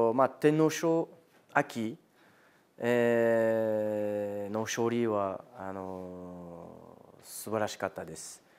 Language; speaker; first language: Japanese; non-native, fluent; French